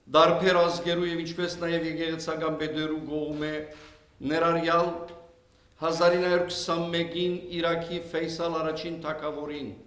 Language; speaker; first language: Armenian; early bilingual, heritage; Armenian